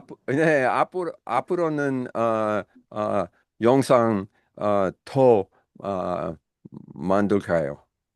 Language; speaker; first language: Korean; non-native, learner; English